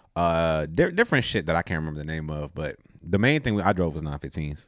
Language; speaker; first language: English; native; English